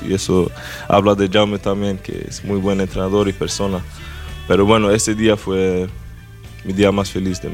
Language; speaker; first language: Spanish; non-native, fluent; Swedish